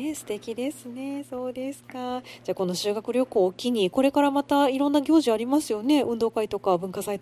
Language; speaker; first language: Japanese; native; Japanese